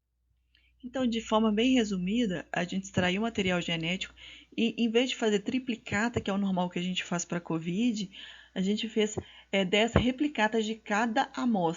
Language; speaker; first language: Portuguese; native; Portuguese